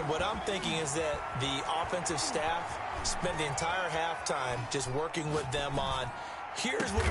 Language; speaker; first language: English; native; English